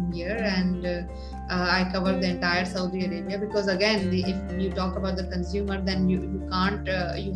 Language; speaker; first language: English; non-native, local second language; Urdu